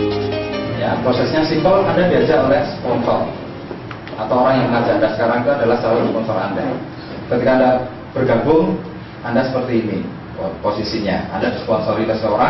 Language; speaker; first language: Indonesian; native; Indonesian